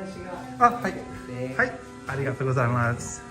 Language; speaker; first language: Japanese; non-native, fluent; Swedish